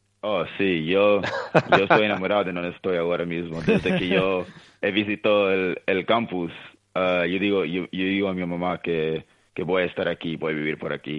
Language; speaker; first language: Spanish; early bilingual, heritage; Spanish